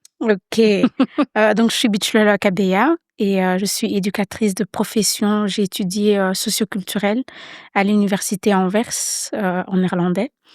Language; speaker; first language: French; early bilingual, other home language; Lingala